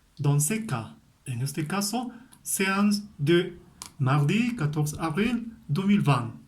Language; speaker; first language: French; non-native, fluent; Spanish